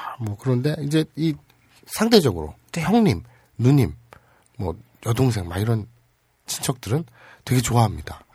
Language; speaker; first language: Korean; native; Korean